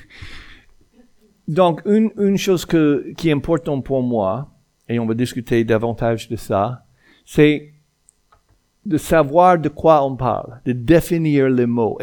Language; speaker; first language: French; non-native, fluent; English